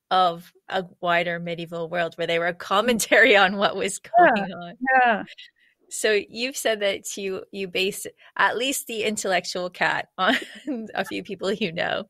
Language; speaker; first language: English; native; English